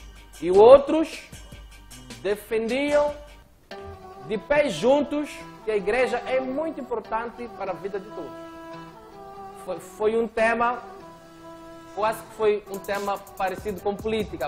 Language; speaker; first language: Portuguese; native; Portuguese